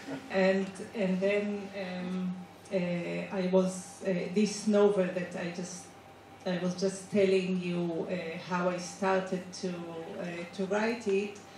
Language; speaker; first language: English; non-native, fluent; Hebrew